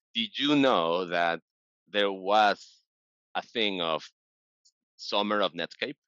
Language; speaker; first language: English; non-native, fluent; Spanish